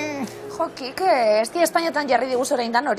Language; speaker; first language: Basque; native; Basque